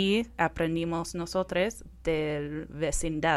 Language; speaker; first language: Spanish; non-native, fluent; English